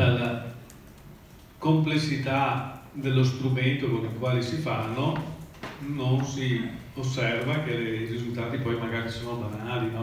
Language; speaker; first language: Italian; native; Italian